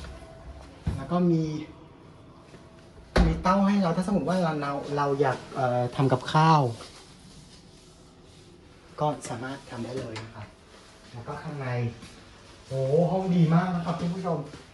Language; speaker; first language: Thai; non-native, fluent; Vietnamese